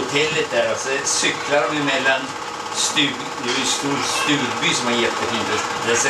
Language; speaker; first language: Swedish; native; Swedish